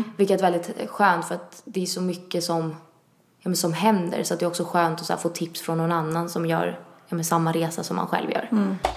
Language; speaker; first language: Swedish; early bilingual, other home language; Italian